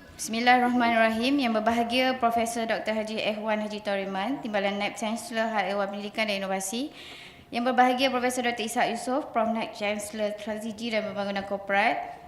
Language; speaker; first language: Malay; native; Malay